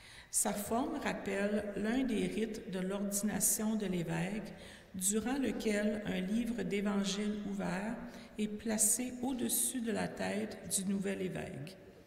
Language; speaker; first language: French; native; French